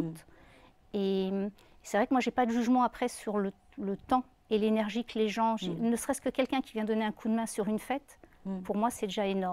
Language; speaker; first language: French; native; French